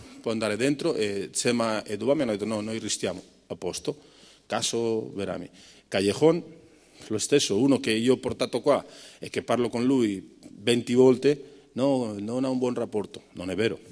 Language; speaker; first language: Italian; non-native, fluent; Spanish